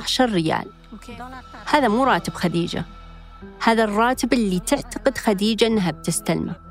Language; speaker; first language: Arabic; native; Arabic